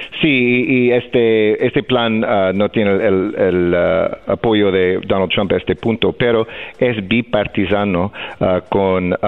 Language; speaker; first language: Spanish; non-native, fluent; English